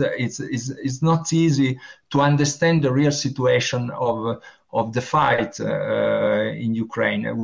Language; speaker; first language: English; non-native, learner; Italian